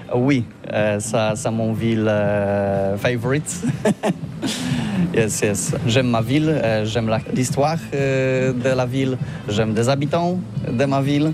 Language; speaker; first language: French; non-native, learner; Polish